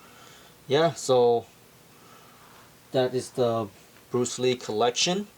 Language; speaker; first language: English; non-native, fluent; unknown